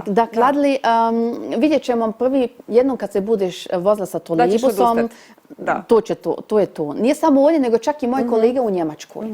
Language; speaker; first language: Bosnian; early bilingual, heritage; Bosnian